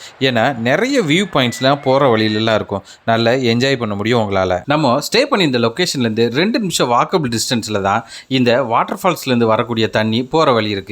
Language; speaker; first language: Tamil; native; Tamil